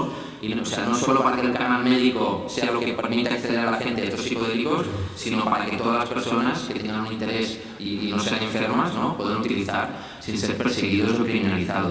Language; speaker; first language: Spanish; native; Spanish